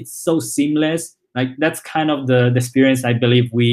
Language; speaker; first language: English; early bilingual, other home language; Spanish